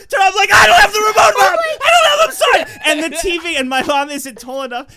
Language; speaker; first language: English; native; English